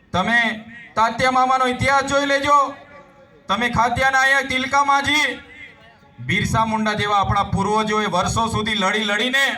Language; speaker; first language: Gujarati; non-native, local second language; Vasavi